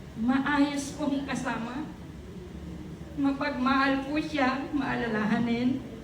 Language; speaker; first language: Filipino; non-native, local second language; Bikol